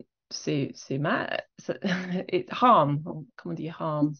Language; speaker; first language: French; non-native, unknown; English